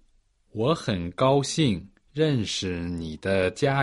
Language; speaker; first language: Chinese; non-native, learner; Portuguese